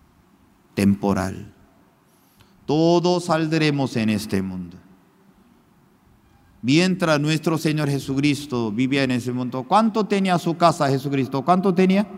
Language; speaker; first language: Spanish; non-native, fluent; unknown